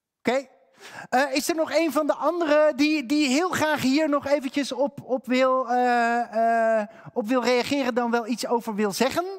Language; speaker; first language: Dutch; native; Dutch